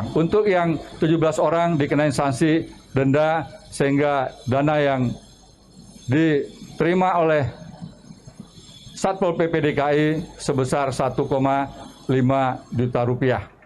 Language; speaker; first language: Indonesian; native; Indonesian